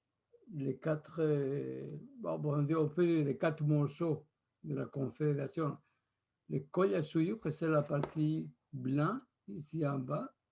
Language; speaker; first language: French; non-native, fluent; Spanish